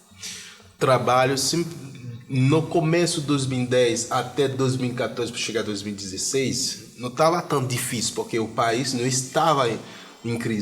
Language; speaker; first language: Portuguese; non-native, fluent; Haitian Creole